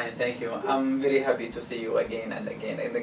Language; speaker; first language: English; non-native, learner; Arabic